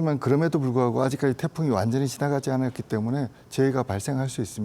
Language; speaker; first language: Korean; native; Korean